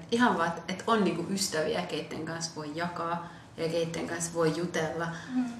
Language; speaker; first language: Finnish; early bilingual, other home language; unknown